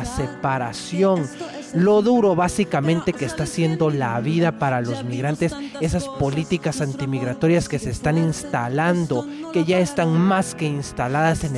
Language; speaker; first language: Spanish; native; Spanish